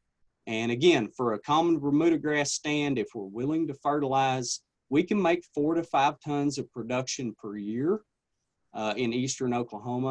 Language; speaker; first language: English; native; English